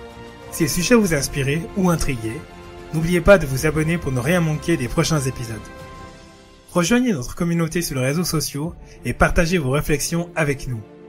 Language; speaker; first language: French; native; French